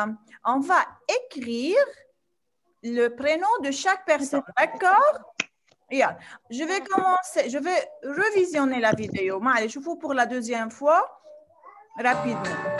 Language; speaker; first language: French; non-native, fluent; Arabic